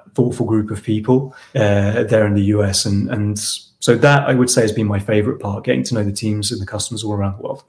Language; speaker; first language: English; native; English